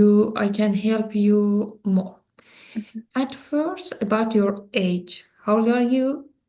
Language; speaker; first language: English; non-native, learner; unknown